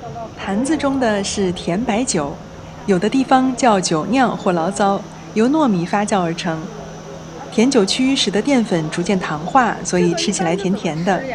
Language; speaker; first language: Chinese; native; Chinese